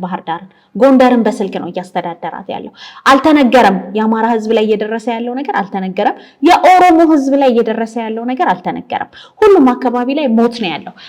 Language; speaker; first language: Amharic; native; Amharic